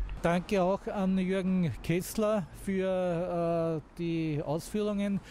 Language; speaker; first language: German; native; German